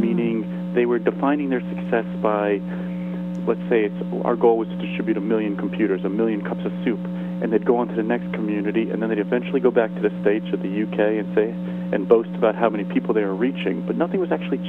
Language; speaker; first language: English; native; English